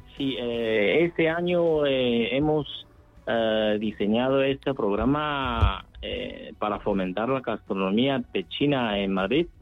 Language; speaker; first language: Spanish; non-native, fluent; Chinese